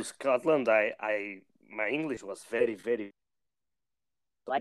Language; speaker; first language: English; non-native, learner; Portuguese